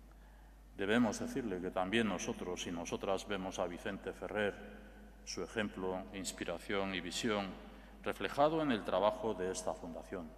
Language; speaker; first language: Spanish; native; Spanish